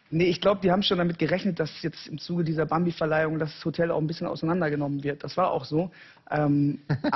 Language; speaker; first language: German; native; German